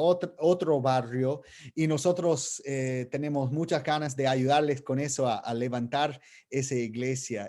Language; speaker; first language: Spanish; non-native, fluent; English